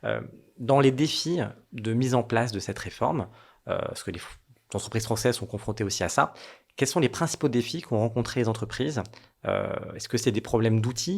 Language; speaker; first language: French; native; French